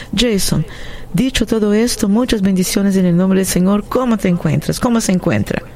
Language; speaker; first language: Spanish; non-native, fluent; Portuguese